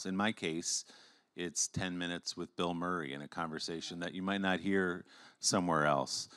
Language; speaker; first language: English; native; English